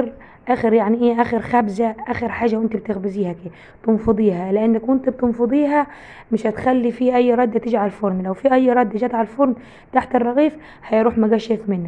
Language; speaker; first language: Arabic; native; Arabic